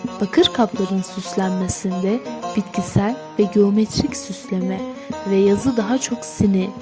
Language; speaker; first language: Turkish; native; Turkish